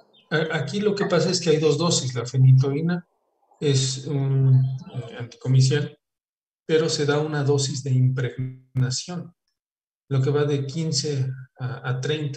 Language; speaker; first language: Spanish; native; Spanish